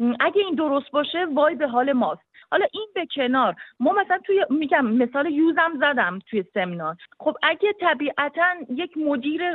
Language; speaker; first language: Persian; native; Persian